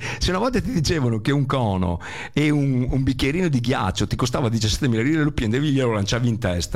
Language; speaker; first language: Italian; native; Italian